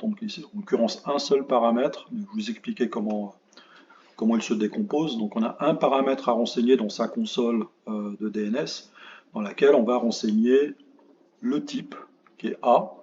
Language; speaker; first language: French; native; French